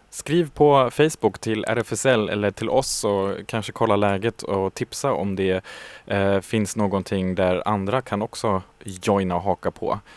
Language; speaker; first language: Swedish; non-native, fluent; German